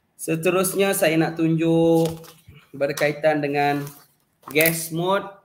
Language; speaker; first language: Malay; native; Malay